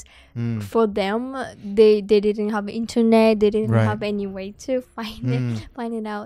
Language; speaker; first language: English; non-native, fluent; Japanese